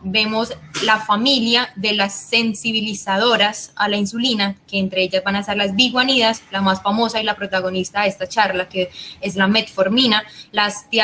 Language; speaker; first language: Spanish; native; Spanish